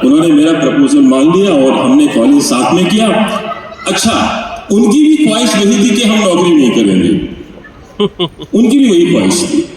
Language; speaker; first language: Hindi; native; Hindi